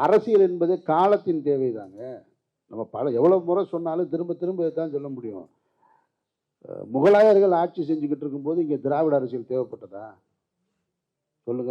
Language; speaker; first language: Tamil; native; Tamil